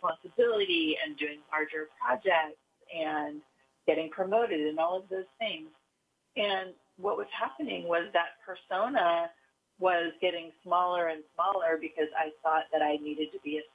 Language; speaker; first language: English; native; English